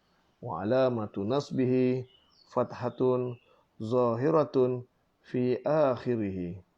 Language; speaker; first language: Arabic; non-native, fluent; Malay